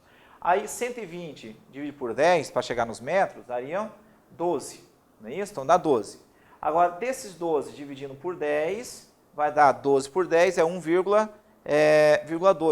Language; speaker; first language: Portuguese; native; Portuguese